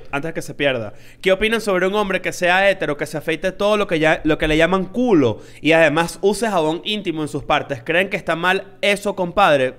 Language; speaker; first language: Spanish; native; Spanish